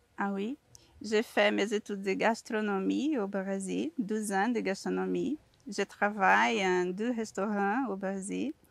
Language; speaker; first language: French; non-native, learner; Portuguese